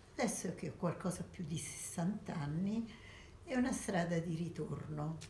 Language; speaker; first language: Italian; early bilingual, other home language; Armenian